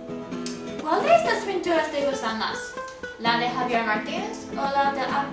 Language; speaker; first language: Spanish; non-native, learner; English